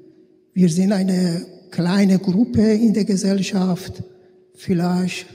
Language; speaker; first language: German; non-native, fluent; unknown